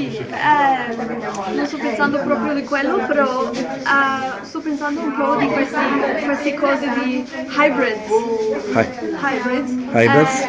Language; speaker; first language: Italian; non-native, learner; English